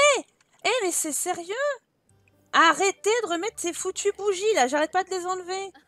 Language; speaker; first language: French; native; French